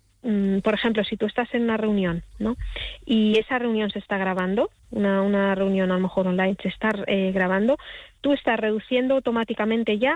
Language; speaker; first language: Spanish; native; Spanish